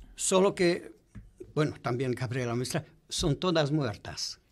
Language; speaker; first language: Spanish; non-native, fluent; Romanian